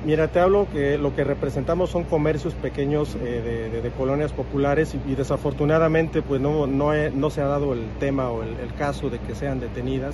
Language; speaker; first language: Spanish; native; Spanish